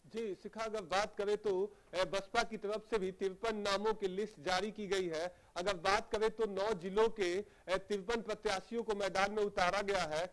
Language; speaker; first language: Hindi; native; Hindi